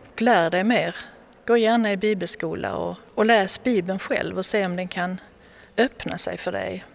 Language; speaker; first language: Swedish; native; Swedish